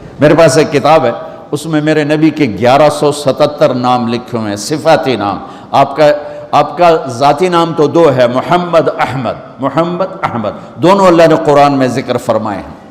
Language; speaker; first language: Urdu; non-native, local second language; Punjabi